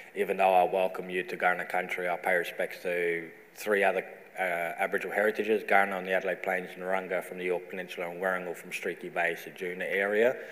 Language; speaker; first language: English; native; English